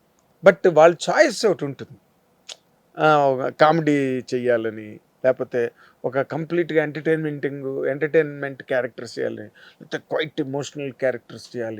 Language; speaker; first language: Telugu; native; Telugu